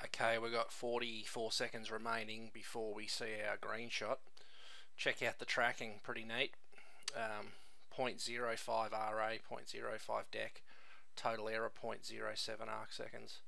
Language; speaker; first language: English; native; English